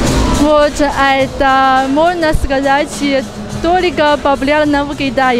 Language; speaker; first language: Russian; non-native, fluent; Chinese